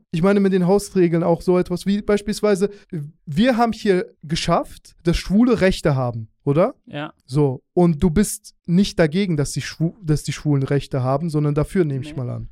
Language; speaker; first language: German; early bilingual, other home language; Russian